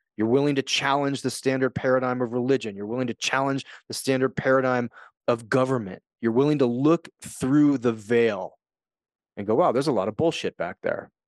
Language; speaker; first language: English; native; English